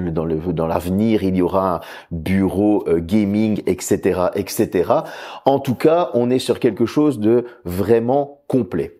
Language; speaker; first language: French; native; French